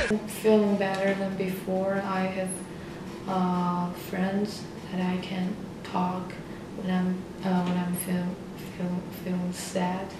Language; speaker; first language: English; non-native, learner; Chinese